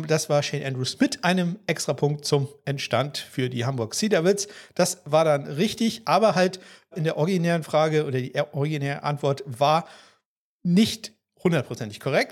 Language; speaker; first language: German; native; German